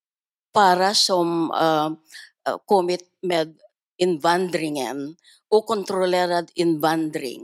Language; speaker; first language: Swedish; non-native, learner; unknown